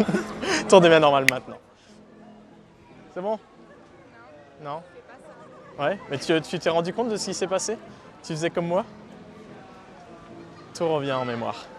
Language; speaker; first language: French; native; French